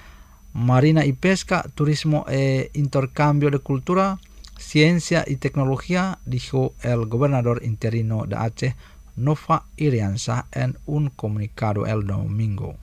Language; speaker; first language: Spanish; non-native, fluent; Indonesian